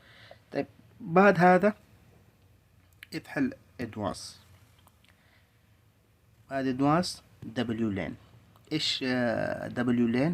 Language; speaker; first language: Arabic; non-native, learner; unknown